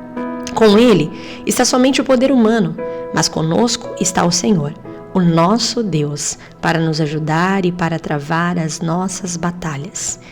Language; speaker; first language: Portuguese; native; Portuguese